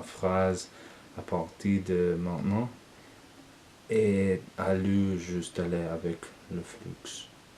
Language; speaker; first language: French; non-native, learner; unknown